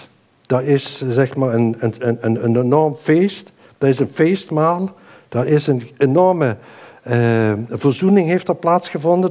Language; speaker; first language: Dutch; native; Dutch